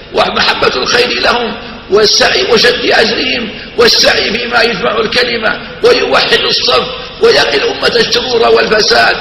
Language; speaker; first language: Arabic; native; Arabic